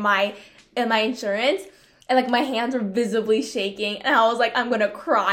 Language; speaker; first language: English; early bilingual, other home language; Vietnamese